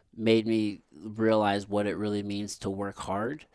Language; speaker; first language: English; native; English